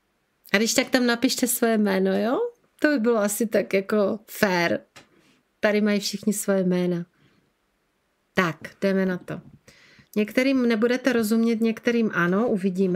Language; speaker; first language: Czech; native; Czech